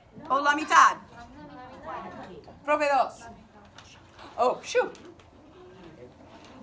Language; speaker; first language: Spanish; non-native, learner; English